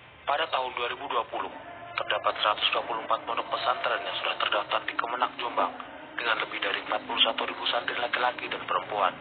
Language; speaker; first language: Indonesian; native; Indonesian